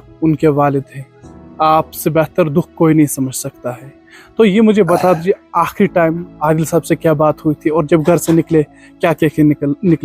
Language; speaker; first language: Hindi; native; Hindi